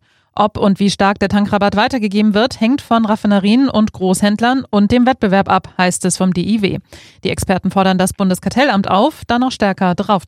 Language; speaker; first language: German; native; German